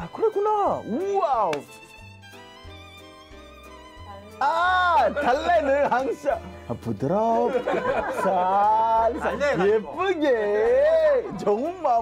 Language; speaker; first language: Korean; non-native, fluent; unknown